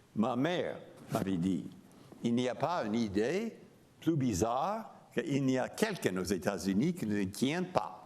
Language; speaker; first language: French; non-native, fluent; English